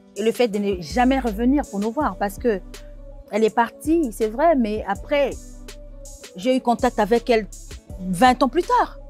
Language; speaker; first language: French; non-native, local second language; Lingala